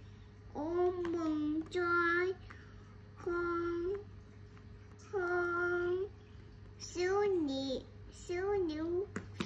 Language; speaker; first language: Chinese; non-native, local second language; Cantonese